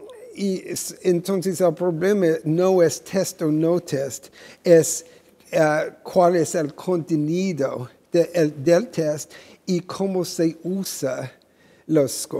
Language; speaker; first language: Spanish; non-native, fluent; English